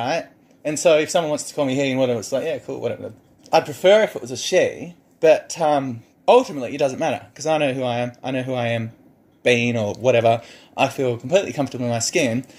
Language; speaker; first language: English; native; English